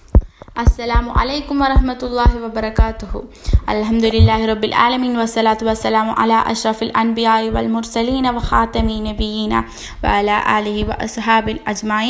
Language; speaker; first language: Arabic; non-native, learner; Malayalam